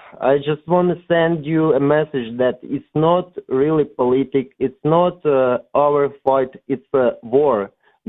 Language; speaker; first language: English; non-native, learner; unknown